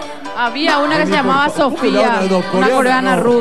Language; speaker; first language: Spanish; native; Spanish